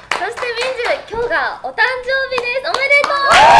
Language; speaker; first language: Japanese; native; Japanese